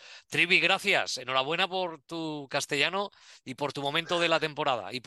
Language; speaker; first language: Spanish; native; Spanish